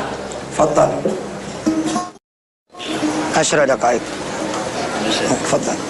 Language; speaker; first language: Arabic; non-native, fluent; Indonesian